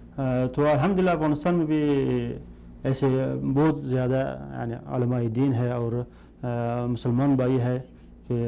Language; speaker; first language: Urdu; non-native, fluent; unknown